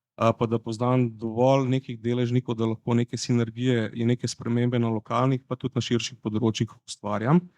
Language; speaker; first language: Slovenian; non-native, local second language; Bosnian